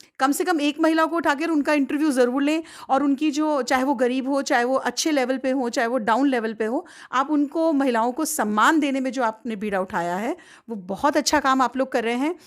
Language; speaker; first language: Hindi; native; Hindi